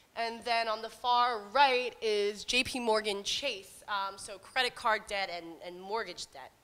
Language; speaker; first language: English; native; English